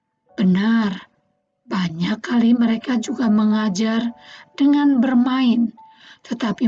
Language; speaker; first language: Indonesian; native; Indonesian